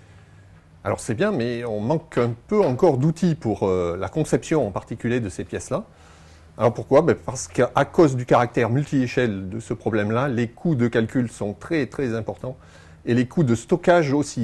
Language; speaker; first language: French; native; French